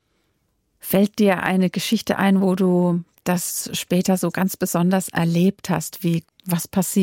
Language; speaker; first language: German; native; German